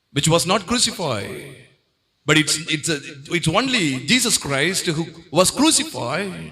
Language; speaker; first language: English; non-native, local second language; Tamil